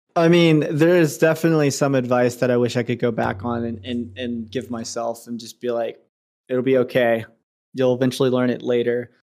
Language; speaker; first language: English; native; English